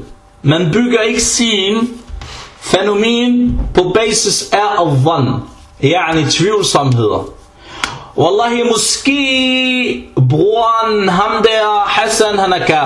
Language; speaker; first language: Danish; early bilingual, other home language; Arabic